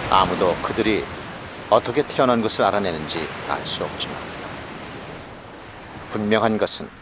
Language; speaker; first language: Korean; native; Korean